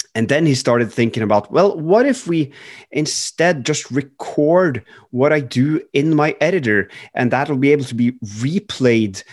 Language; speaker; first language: English; non-native, fluent; Norwegian